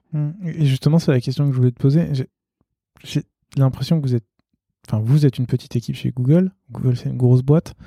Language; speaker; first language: French; native; French